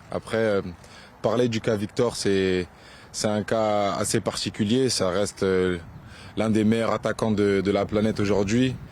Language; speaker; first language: French; native; French